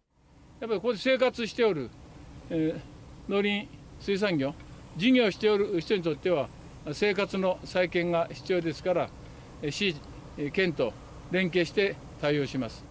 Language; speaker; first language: Japanese; native; Japanese